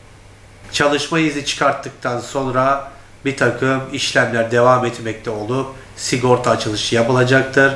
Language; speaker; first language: Turkish; non-native, fluent; Turkmen